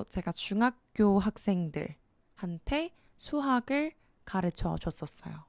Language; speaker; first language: Korean; native; Korean